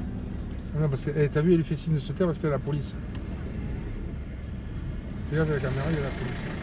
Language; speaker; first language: French; native; French